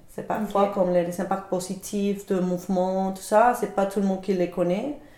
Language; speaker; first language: French; non-native, fluent; Spanish